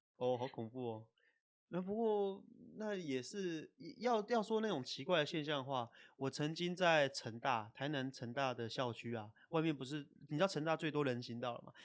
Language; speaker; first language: Chinese; native; Chinese